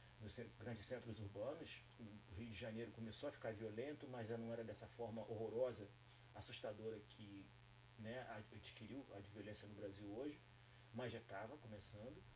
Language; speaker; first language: Portuguese; native; Portuguese